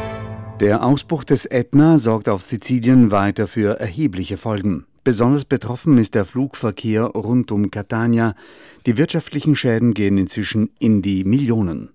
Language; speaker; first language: German; native; German